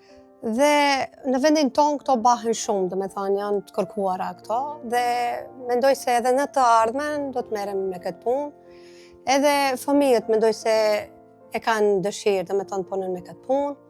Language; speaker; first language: Albanian; native; Albanian